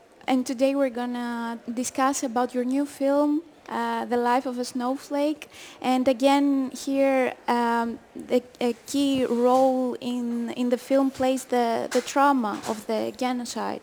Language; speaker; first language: English; non-native, fluent; Greek